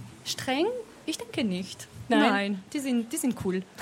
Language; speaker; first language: German; non-native, fluent; French